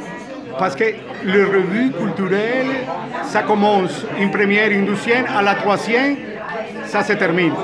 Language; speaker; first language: French; non-native, fluent; Spanish